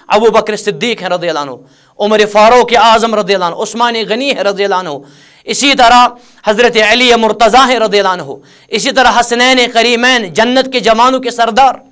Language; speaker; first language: Urdu; non-native, local second language; Kashmiri